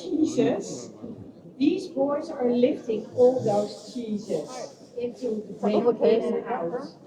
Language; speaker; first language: English; non-native, fluent; Dutch